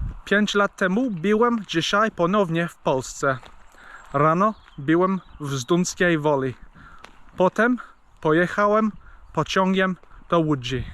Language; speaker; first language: Polish; non-native, learner; English